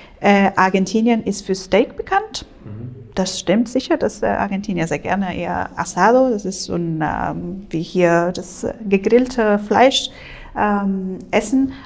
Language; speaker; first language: German; non-native, fluent; Spanish